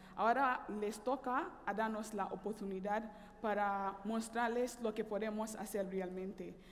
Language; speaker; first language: Spanish; non-native, fluent; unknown